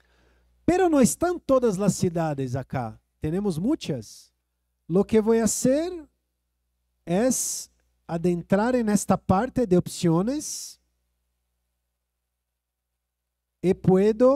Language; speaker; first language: Spanish; non-native, fluent; Portuguese